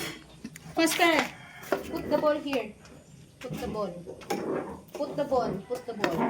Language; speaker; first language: English; non-native, local second language; Cebuano